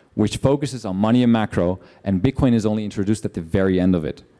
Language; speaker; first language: English; non-native, fluent; Dutch